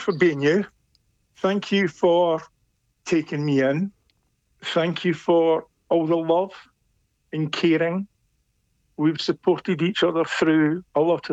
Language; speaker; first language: English; native; English